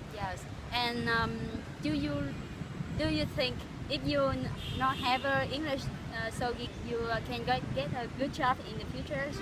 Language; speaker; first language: English; non-native, learner; Vietnamese